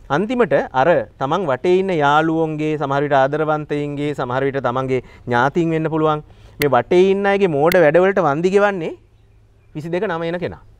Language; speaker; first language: Sinhala; native; Sinhala